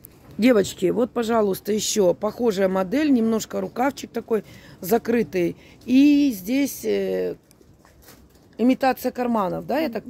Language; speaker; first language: Russian; native; Russian